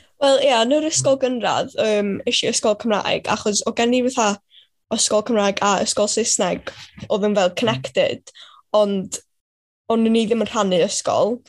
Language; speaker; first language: Welsh; native; Welsh